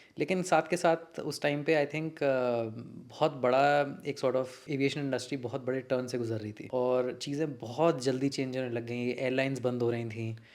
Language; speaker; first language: Hindi; native; Hindi